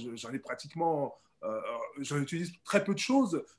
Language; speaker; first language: French; native; French